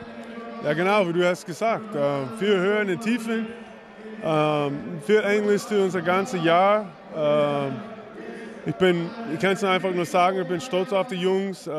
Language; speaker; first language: German; non-native, learner; English